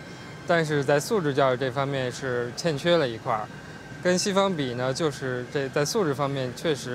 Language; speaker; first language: Chinese; native; Chinese